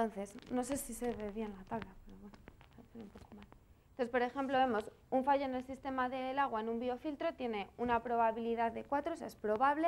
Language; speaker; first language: Spanish; native; Spanish